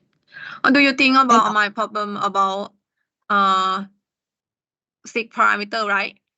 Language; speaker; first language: English; non-native, learner; Thai